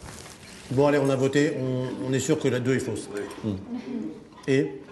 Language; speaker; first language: French; native; French